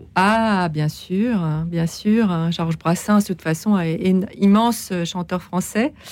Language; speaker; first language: French; native; French